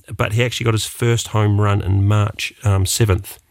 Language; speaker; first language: English; native; English